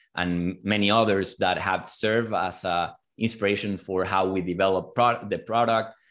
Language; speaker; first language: English; non-native, fluent; Spanish